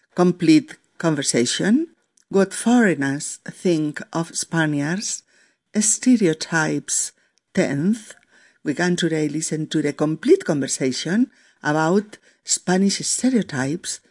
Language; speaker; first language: English; non-native, learner; Spanish